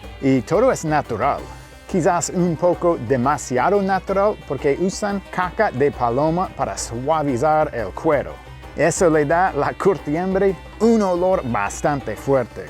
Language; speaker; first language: Spanish; non-native, fluent; English